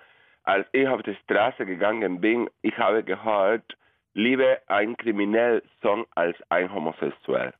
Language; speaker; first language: German; non-native, fluent; Spanish